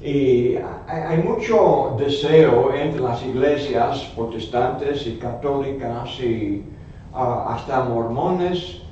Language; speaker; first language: Spanish; non-native, fluent; English